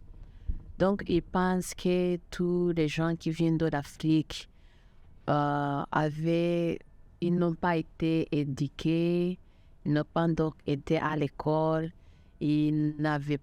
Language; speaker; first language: French; non-native, local second language; Kinyarwanda